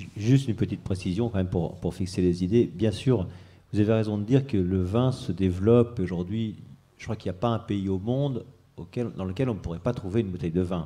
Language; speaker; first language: French; native; French